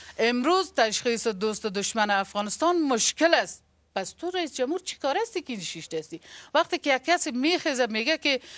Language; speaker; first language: Persian; native; Persian